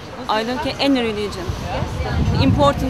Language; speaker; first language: English; non-native, learner; Turkish